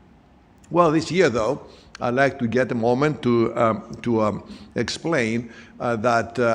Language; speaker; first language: English; non-native, fluent; Greek